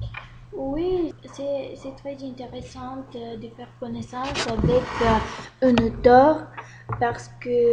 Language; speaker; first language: French; non-native, learner; Bulgarian